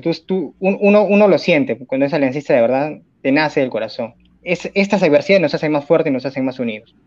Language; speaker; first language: Spanish; native; Spanish